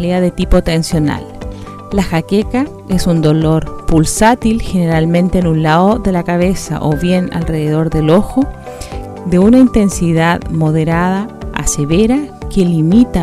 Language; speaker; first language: Spanish; native; Spanish